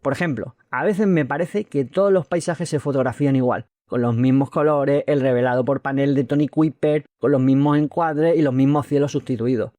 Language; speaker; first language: Spanish; native; Spanish